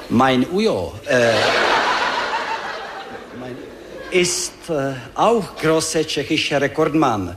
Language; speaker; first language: German; non-native, learner; Czech